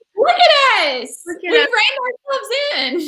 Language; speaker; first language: English; native; English